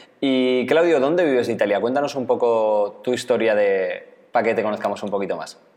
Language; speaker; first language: Spanish; native; Spanish